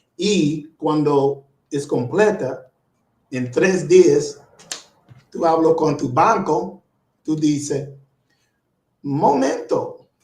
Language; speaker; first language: Spanish; non-native, learner; English